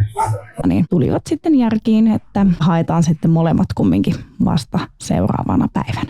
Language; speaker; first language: Finnish; native; Finnish